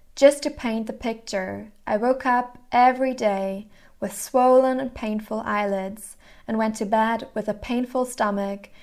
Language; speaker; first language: English; non-native, fluent; German